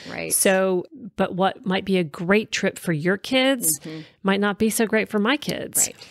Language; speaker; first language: English; native; English